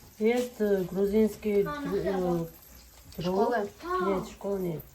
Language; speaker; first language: Russian; non-native, learner; Georgian